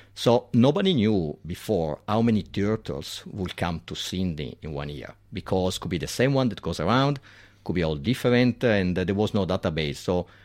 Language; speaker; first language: English; non-native, fluent; Italian